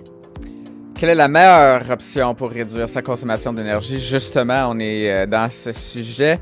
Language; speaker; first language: French; native; French